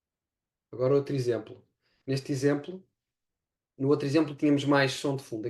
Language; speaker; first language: Portuguese; native; Portuguese